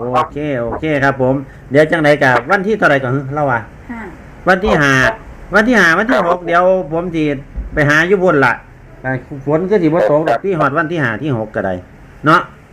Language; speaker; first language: Thai; non-native, local second language; Lao